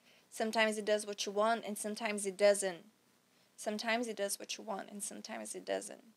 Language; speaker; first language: English; non-native, fluent; Portuguese